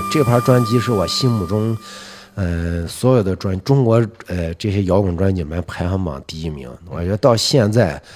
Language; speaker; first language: Chinese; native; Chinese